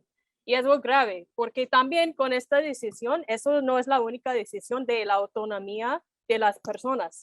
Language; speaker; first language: Spanish; non-native, fluent; English